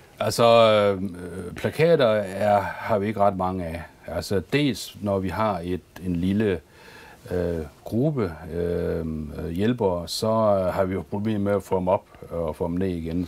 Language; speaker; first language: Danish; native; Danish